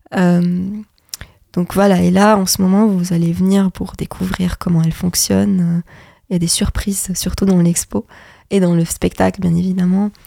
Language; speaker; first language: French; non-native, local second language; Arabic